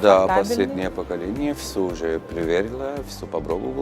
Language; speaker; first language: Russian; non-native, learner; Turkish